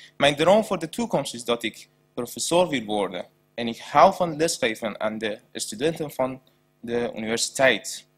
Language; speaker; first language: Dutch; non-native, learner; Persian